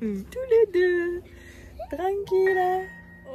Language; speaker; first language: French; native; French